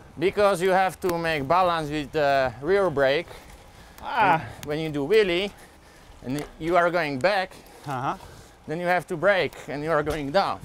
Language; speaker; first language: English; non-native, fluent; Slovak